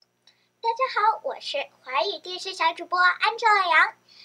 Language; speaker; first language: Chinese; early bilingual, other home language; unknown